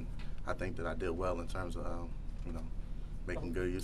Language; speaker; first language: English; native; English